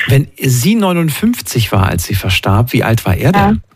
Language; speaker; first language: German; native; German